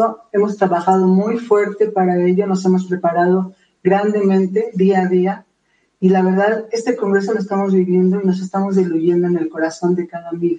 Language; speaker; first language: Spanish; native; Spanish